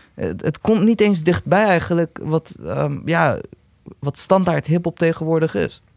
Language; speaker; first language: Dutch; early bilingual, other home language; Turkish